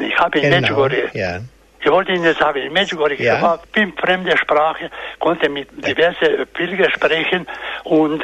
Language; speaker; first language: German; non-native, fluent; Croatian